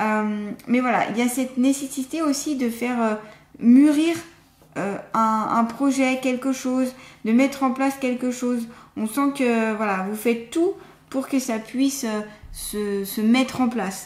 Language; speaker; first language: French; native; French